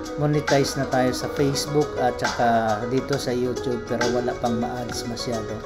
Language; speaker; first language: Filipino; non-native, local second language; Cebuano